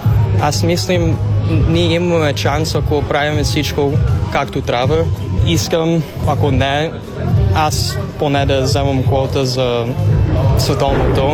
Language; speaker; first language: Bulgarian; non-native, learner; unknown